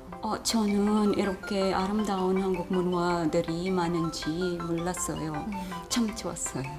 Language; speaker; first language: Korean; non-native, learner; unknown